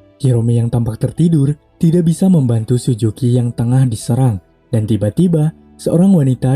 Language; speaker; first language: Indonesian; native; Indonesian